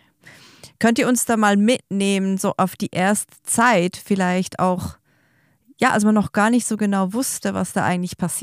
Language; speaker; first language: German; native; German